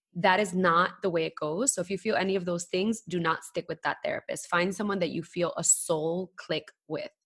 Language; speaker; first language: English; native; English